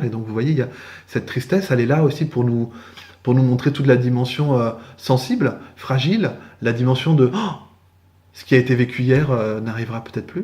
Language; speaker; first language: French; native; French